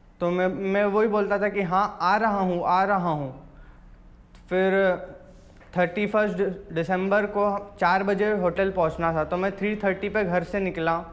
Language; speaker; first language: Hindi; native; Hindi